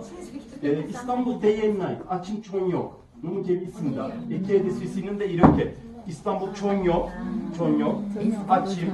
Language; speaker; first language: Korean; non-native, learner; Turkish